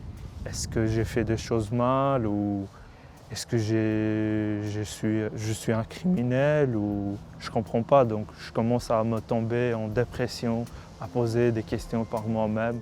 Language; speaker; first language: French; non-native, fluent; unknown